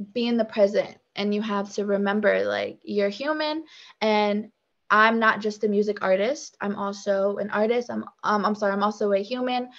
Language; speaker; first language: English; native; English